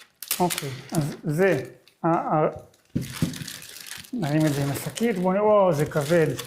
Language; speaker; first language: Hebrew; native; Hebrew